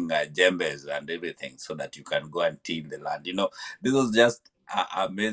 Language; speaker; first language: English; non-native, local second language; Luo (Kenya and Tanzania)